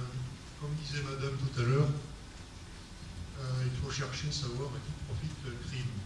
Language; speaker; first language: French; native; French